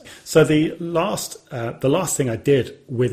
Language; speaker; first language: English; native; English